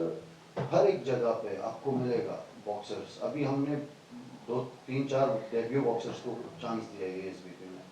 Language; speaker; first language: Hindi; non-native, fluent; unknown